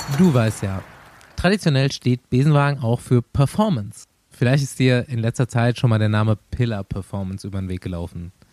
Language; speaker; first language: German; native; German